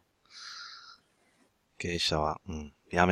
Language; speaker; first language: Japanese; non-native, learner; English